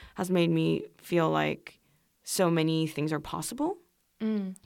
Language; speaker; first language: English; non-native, fluent; Korean